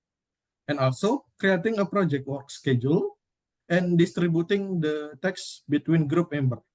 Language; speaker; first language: English; non-native, learner; Indonesian